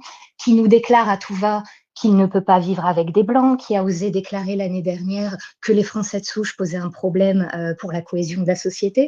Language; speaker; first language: French; native; French